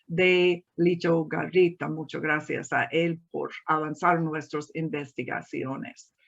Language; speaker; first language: Spanish; non-native, fluent; English